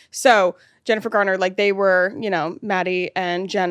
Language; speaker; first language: English; native; English